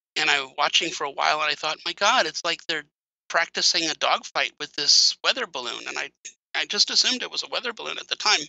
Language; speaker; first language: English; native; English